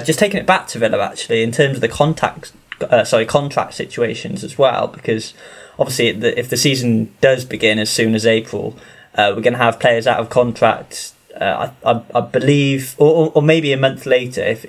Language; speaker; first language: English; native; English